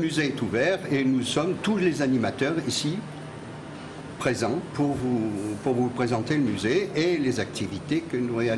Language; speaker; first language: French; native; French